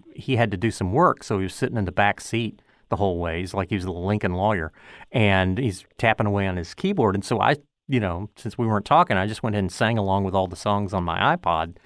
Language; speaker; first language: English; native; English